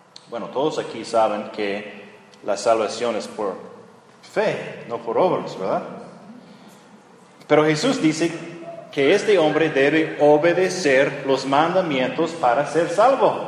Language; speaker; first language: Spanish; non-native, fluent; English